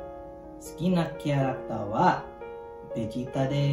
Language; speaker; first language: Japanese; non-native, learner; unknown